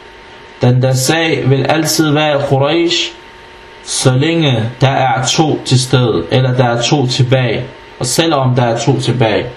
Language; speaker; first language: Danish; non-native, fluent; Arabic